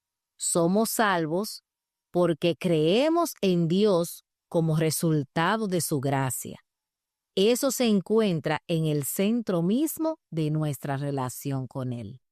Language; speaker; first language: Spanish; native; Spanish